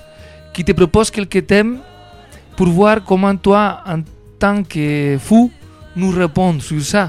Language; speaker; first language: French; non-native, learner; Spanish